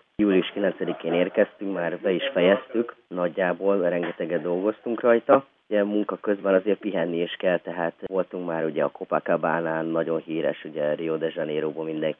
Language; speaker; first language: Hungarian; native; Hungarian